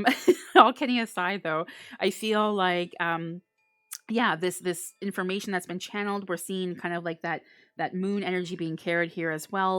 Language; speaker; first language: English; native; English